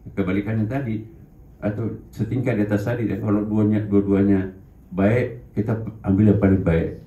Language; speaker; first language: Indonesian; non-native, local second language; Buginese